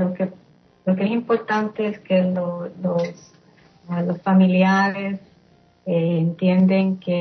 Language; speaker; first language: Spanish; early bilingual, heritage; English